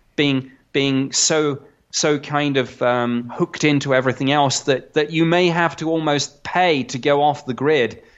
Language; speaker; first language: English; native; English